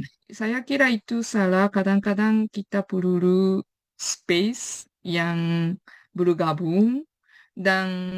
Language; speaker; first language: Indonesian; non-native, fluent; Japanese